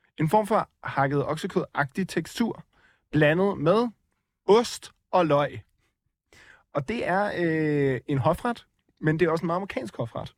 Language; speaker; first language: Danish; native; Danish